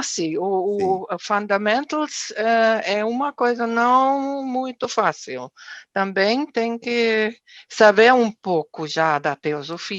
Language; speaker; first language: Portuguese; non-native, fluent; German